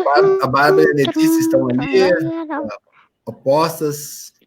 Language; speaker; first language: Portuguese; native; Portuguese